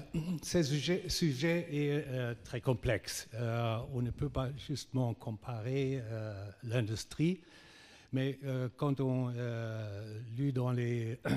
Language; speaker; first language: French; non-native, fluent; German